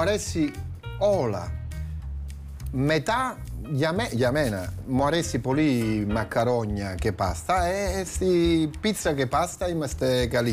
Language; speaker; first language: Greek; non-native, learner; Italian